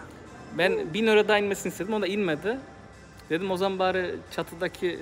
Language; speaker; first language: Turkish; native; Turkish